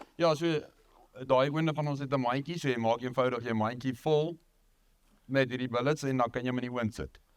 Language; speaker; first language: Afrikaans; native; Afrikaans